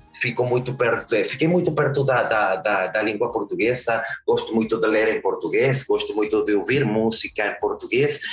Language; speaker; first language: Portuguese; early bilingual, heritage; Spanish